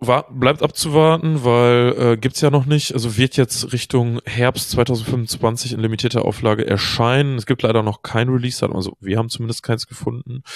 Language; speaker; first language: German; native; German